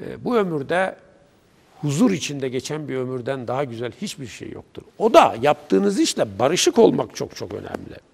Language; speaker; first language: Turkish; native; Turkish